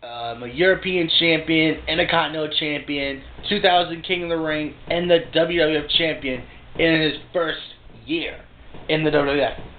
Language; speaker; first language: English; native; English